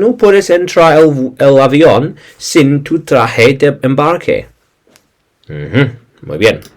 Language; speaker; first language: Spanish; non-native, learner; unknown